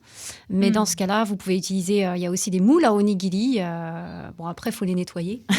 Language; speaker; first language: French; native; French